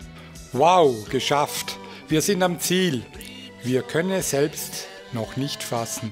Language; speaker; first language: German; native; German